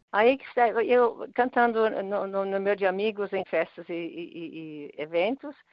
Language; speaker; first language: Portuguese; non-native, fluent; German